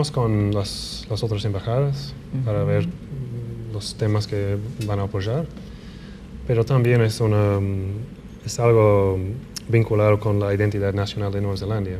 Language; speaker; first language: Spanish; non-native, fluent; English